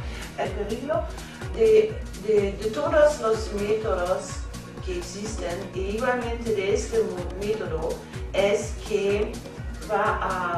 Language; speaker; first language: Spanish; non-native, fluent; German